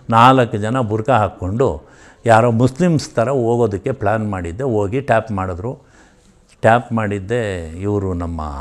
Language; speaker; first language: Kannada; native; Kannada